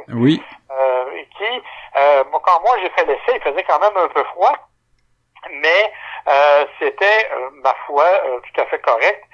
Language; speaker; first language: French; native; French